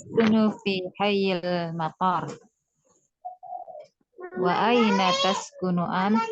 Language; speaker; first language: Arabic; non-native, learner; Indonesian